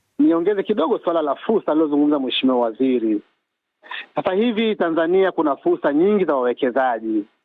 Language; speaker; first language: Swahili; native; Swahili